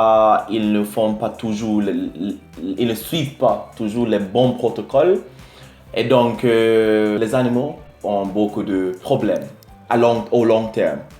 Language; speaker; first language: French; non-native, fluent; English